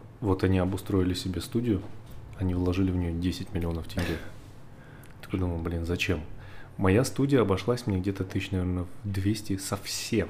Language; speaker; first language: Russian; native; Russian